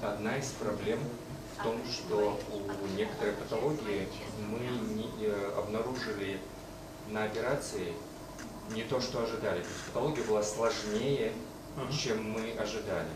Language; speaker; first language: Russian; native; Russian